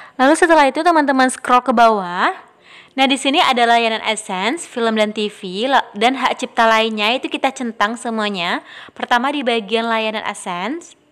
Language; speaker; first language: Indonesian; non-native, local second language; Minangkabau